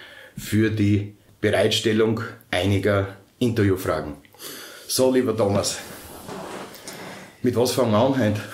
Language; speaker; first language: German; native; German